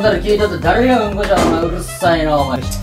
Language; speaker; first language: Japanese; native; Japanese